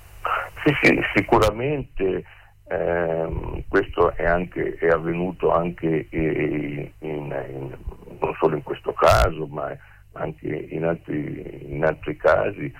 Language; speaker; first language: Italian; native; Italian